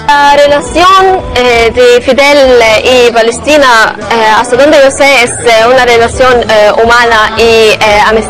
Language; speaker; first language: Spanish; non-native, learner; Arabic